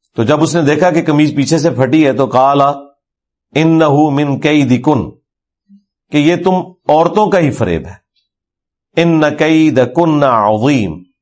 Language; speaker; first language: Urdu; non-native, local second language; Punjabi